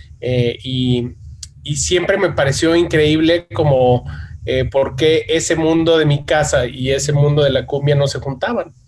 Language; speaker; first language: Spanish; native; Spanish